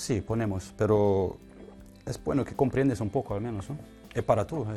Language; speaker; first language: Spanish; non-native, learner; Portuguese